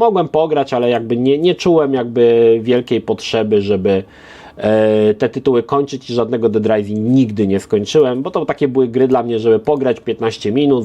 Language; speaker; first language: Polish; native; Polish